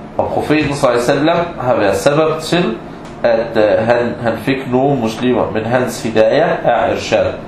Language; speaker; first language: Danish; non-native, fluent; Arabic